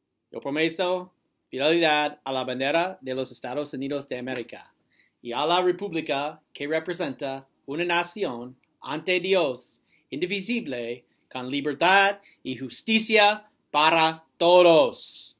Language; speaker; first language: Spanish; non-native, learner; English